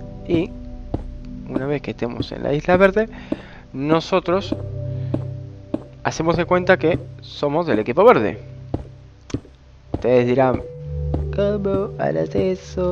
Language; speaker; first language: Spanish; native; Spanish